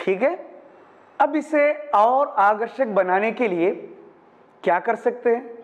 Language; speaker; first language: Hindi; non-native, local second language; Malayalam